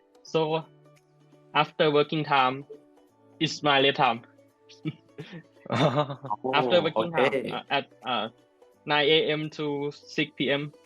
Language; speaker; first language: English; non-native, learner; Thai